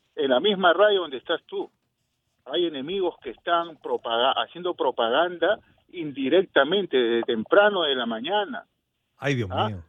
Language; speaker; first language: Spanish; native; Spanish